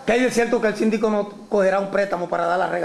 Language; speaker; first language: Spanish; native; Spanish